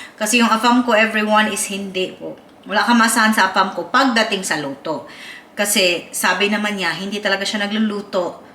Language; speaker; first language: Filipino; non-native, local second language; Cebuano